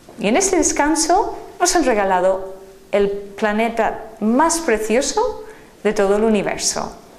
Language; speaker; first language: Spanish; non-native, fluent; English